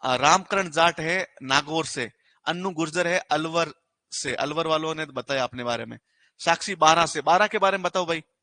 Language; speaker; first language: Hindi; native; Hindi